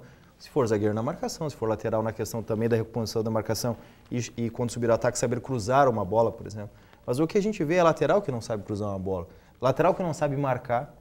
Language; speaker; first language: Portuguese; native; Portuguese